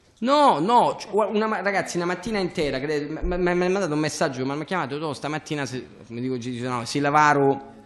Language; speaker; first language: Italian; native; Italian